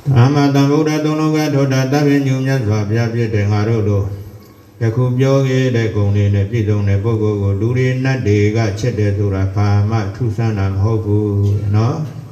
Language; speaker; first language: Burmese; native; Burmese